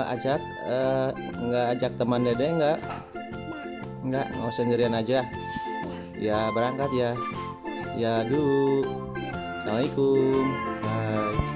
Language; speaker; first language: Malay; non-native, local second language; Sundanese